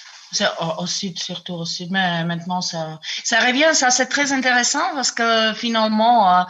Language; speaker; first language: French; non-native, fluent; Czech